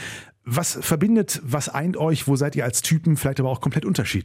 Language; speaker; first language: German; native; German